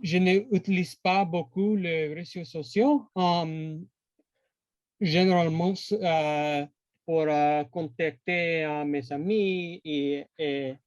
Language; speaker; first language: French; non-native, learner; English